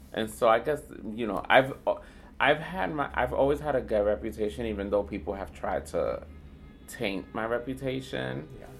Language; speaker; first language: English; native; English